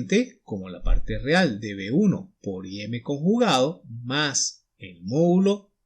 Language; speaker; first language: Spanish; native; Spanish